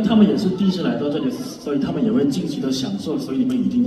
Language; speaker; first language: Chinese; native; Chinese